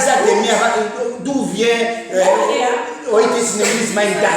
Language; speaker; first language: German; non-native, learner; French